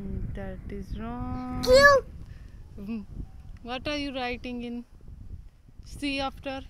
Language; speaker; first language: English; non-native, local second language; Punjabi